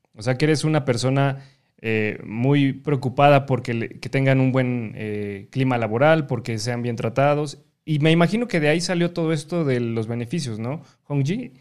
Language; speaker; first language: Spanish; native; Spanish